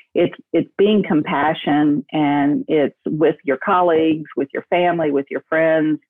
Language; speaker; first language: English; native; English